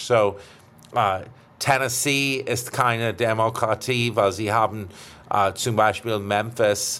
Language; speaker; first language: German; non-native, fluent; English